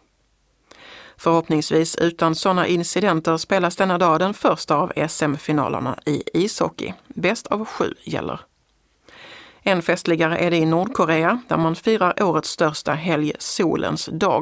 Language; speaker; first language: Swedish; native; Swedish